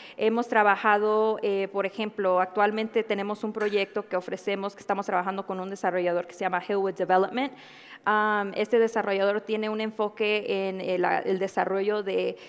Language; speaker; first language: Spanish; early bilingual, heritage; Spanish